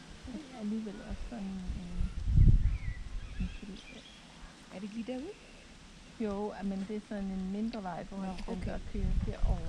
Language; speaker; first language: Danish; native; Danish